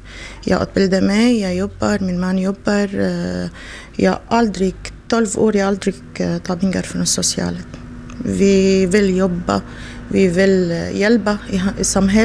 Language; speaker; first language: Swedish; non-native, learner; Arabic